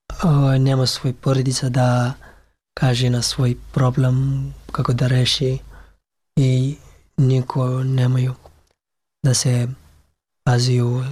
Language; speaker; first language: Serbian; non-native, learner; Pashto